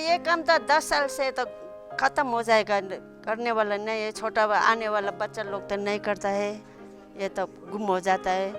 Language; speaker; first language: Hindi; non-native, local second language; Tibetan